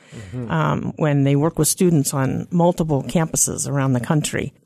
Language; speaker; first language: English; native; English